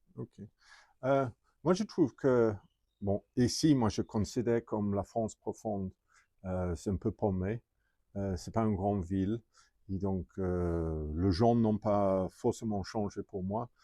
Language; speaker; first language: French; non-native, fluent; English